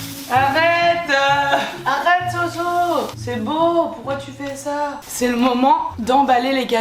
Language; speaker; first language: French; native; French